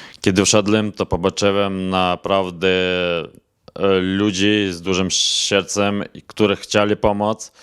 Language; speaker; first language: Polish; non-native, learner; Ukrainian